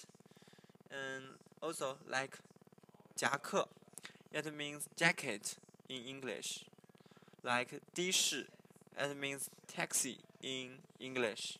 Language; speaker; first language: English; non-native, learner; Chinese